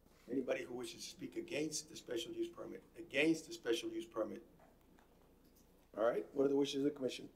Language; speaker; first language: English; early bilingual, other home language; Spanish